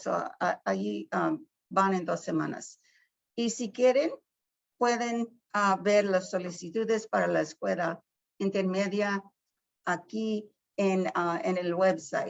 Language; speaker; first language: Spanish; early bilingual, heritage; Spanish